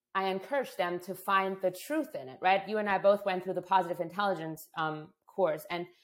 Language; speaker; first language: English; non-native, fluent; German